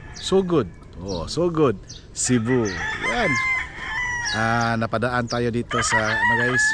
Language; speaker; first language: Filipino; native; Filipino